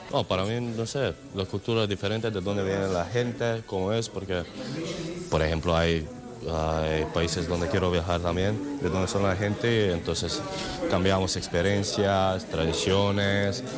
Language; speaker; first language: Spanish; non-native, learner; Macedonian